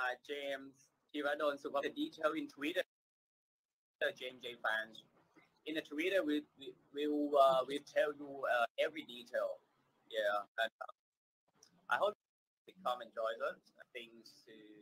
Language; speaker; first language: English; non-native, fluent; Thai